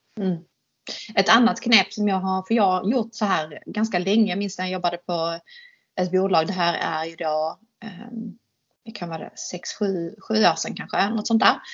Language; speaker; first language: Swedish; native; Swedish